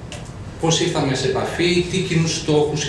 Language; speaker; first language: Greek; native; Greek